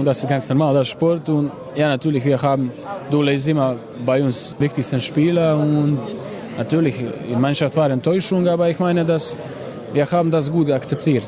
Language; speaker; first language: German; non-native, fluent; Croatian